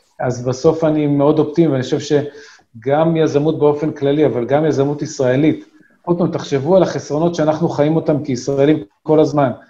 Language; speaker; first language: Hebrew; native; Hebrew